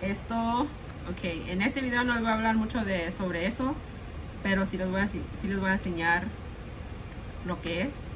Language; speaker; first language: Spanish; early bilingual, heritage; Spanish